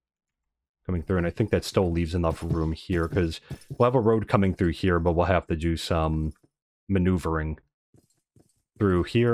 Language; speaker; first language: English; native; English